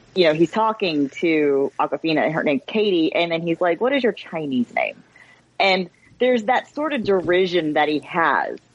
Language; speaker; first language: English; native; English